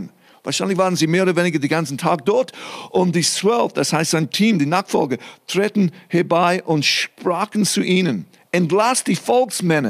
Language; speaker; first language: German; non-native, fluent; English